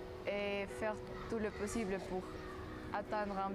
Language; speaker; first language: French; non-native, fluent; Spanish